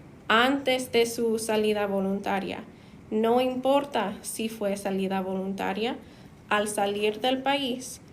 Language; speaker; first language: Spanish; non-native, fluent; English